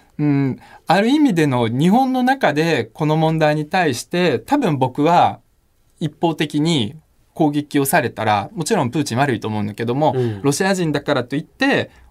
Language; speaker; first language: Japanese; early bilingual, other home language; Russian